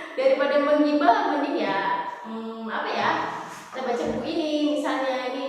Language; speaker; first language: Indonesian; native; Indonesian